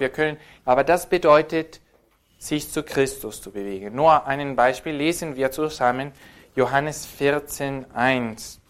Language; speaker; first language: German; non-native, fluent; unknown